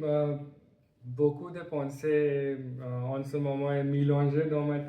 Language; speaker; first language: French; non-native, learner; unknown